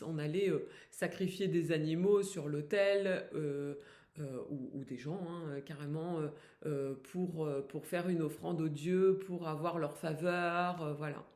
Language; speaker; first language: French; native; French